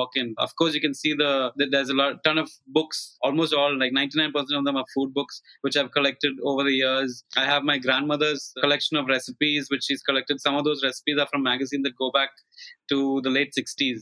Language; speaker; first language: English; non-native, local second language; Malayalam